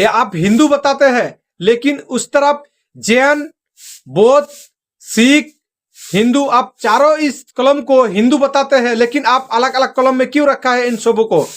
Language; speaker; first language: Hindi; non-native, local second language; Santali